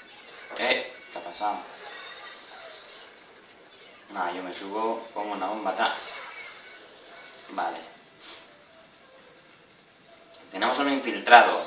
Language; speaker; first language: Spanish; native; Spanish